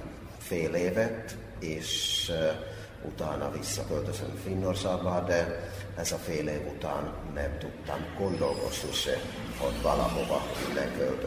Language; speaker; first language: Hungarian; non-native, fluent; Finnish